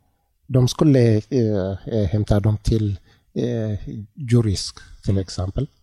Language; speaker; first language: Swedish; non-native, learner; Tigrinya